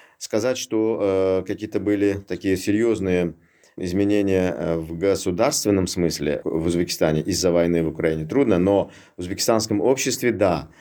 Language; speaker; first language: Russian; non-native, local second language; Uzbek